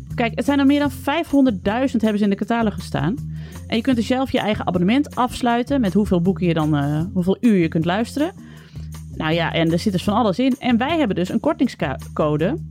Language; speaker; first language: Dutch; native; Dutch